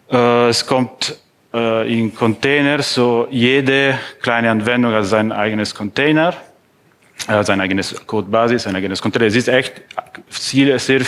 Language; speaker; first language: German; non-native, fluent; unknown